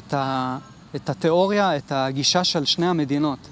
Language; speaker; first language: Hebrew; native; Hebrew